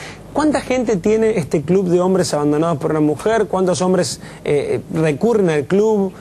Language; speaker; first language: Spanish; native; Spanish